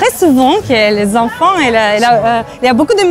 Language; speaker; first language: French; non-native, learner; Russian